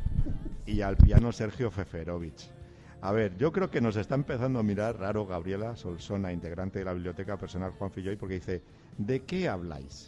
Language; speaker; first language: Spanish; native; Spanish